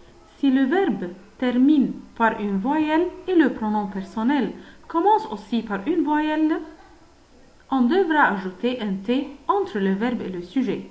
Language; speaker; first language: French; non-native, fluent; Arabic